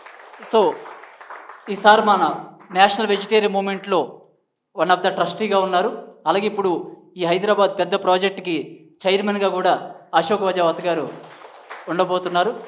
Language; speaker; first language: Telugu; native; Telugu